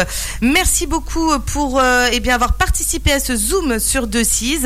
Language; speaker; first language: French; native; French